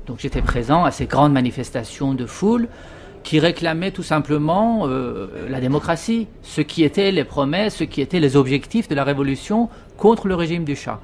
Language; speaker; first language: French; non-native, fluent; Persian